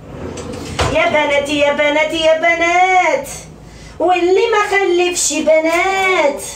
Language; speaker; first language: Arabic; native; Arabic